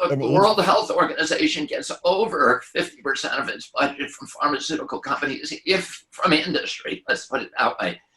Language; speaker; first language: English; native; English